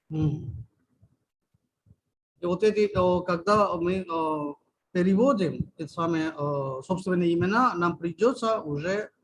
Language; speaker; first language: Russian; native; Russian